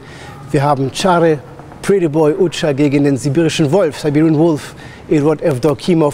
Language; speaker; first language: German; native; German